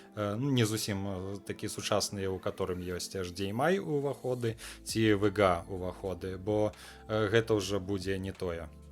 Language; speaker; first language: Belarusian; non-native, local second language; Russian